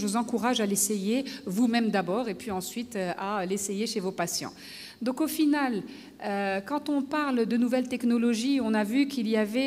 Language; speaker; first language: French; non-native, local second language; Arabic